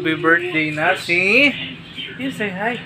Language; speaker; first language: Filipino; non-native, local second language; Cebuano